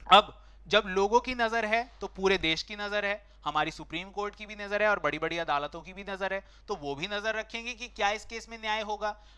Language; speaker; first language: Hindi; native; Hindi